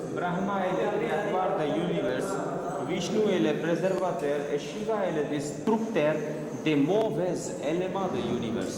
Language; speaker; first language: French; non-native, local second language; Hindi